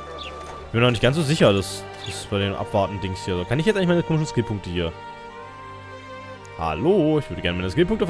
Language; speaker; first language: German; native; German